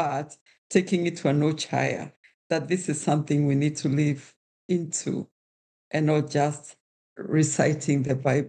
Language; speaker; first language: English; non-native, local second language; Kikuyu